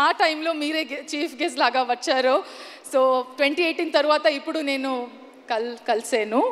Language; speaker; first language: Telugu; non-native, learner; Kannada